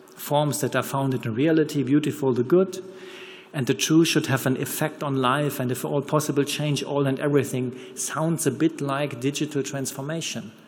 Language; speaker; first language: English; non-native, fluent; German